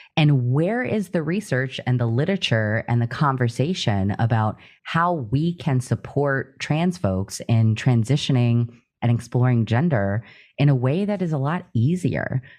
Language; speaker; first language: English; native; English